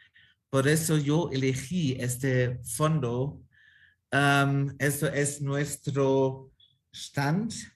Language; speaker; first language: Spanish; non-native, fluent; German